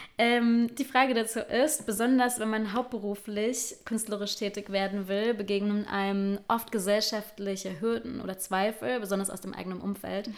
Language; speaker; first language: German; native; German